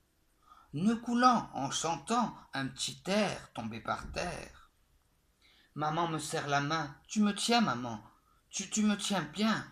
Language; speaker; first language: French; native; French